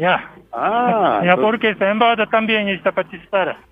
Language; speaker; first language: Spanish; non-native, learner; Korean